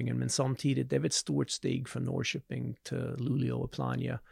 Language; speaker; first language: Swedish; non-native, fluent; English